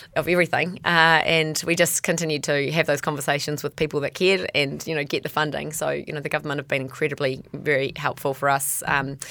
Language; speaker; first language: English; native; English